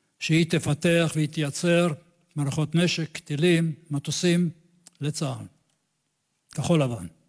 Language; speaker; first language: Hebrew; non-native, fluent; English